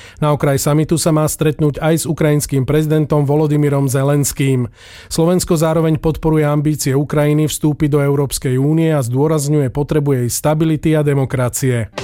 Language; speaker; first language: Slovak; native; Slovak